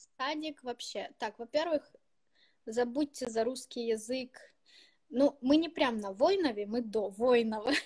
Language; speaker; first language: Russian; native; Russian